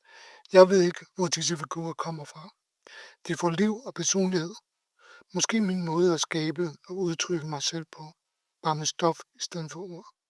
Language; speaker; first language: Danish; native; Danish